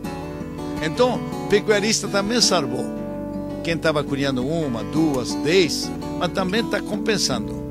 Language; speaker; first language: Portuguese; non-native, learner; Japanese